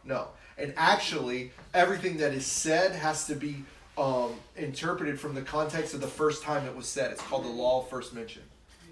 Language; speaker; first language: English; native; English